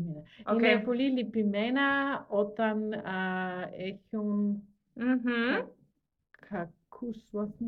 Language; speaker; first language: Greek; non-native, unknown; German